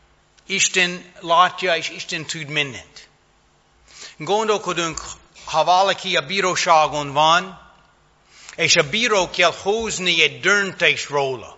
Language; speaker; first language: Hungarian; non-native, fluent; English